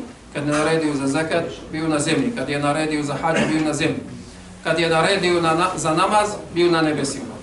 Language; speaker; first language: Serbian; non-native, fluent; Arabic